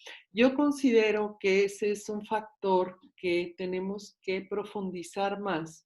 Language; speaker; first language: Spanish; native; Spanish